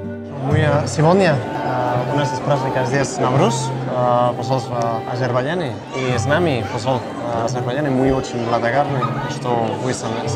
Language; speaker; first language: Russian; non-native, learner; Spanish